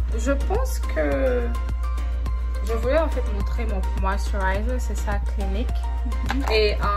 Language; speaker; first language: French; native; French